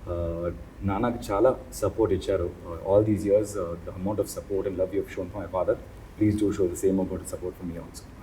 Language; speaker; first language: Telugu; non-native, learner; Tamil